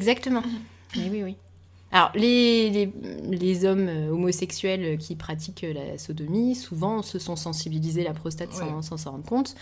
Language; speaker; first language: French; native; French